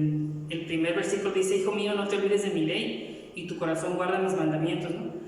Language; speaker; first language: Spanish; native; Spanish